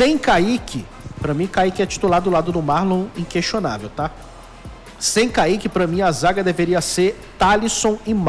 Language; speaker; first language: Portuguese; native; Portuguese